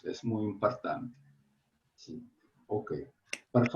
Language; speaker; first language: Spanish; non-native, fluent; Russian